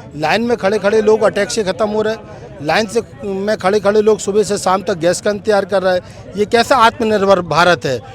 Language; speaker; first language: Hindi; native; Hindi